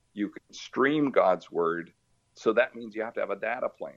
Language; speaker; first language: English; early bilingual, other home language; Portuguese